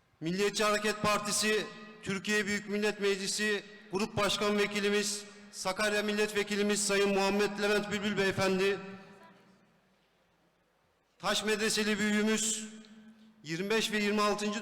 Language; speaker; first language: Turkish; native; Turkish